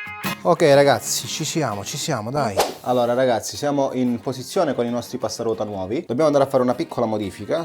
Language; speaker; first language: Italian; native; Italian